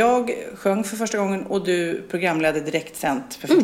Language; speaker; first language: Swedish; native; Swedish